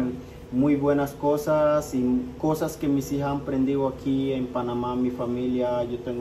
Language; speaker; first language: Spanish; non-native, local second language; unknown